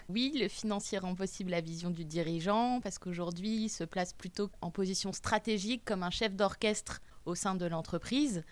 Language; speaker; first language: French; native; French